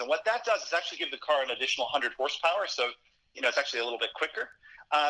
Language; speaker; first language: English; native; English